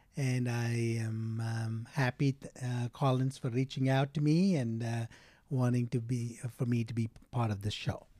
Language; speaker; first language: English; non-native, local second language; Telugu